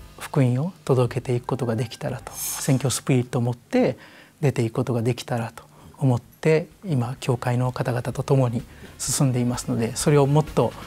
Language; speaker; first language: Japanese; native; Japanese